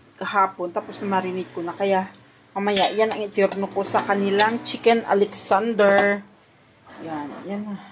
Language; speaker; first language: Filipino; non-native, local second language; Hiligaynon